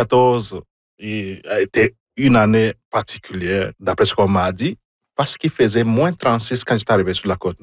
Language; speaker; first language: French; non-native, fluent; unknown